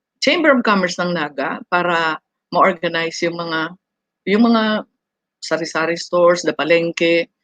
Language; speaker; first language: Filipino; non-native, local second language; Bikol